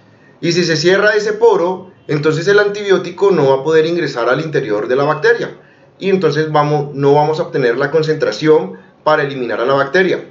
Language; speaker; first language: Spanish; native; Spanish